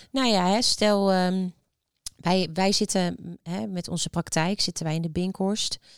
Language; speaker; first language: Dutch; native; Dutch